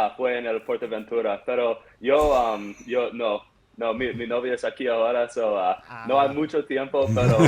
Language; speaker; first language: Spanish; non-native, learner; English